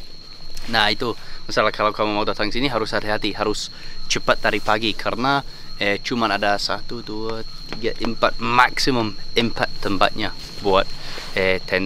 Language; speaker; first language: Indonesian; non-native, fluent; English